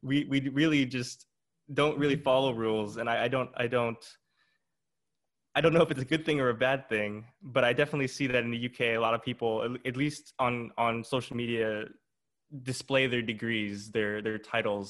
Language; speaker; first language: English; native; English